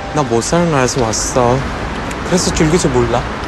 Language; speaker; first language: Korean; non-native, fluent; Bangla